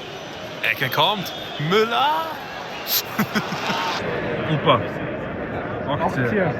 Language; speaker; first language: German; native; German